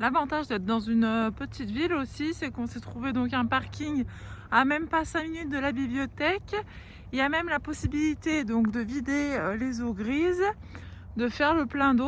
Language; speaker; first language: French; native; French